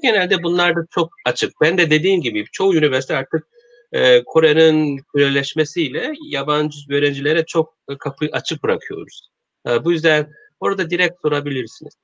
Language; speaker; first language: Turkish; non-native, learner; Korean